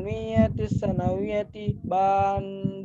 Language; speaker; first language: Arabic; non-native, learner; Indonesian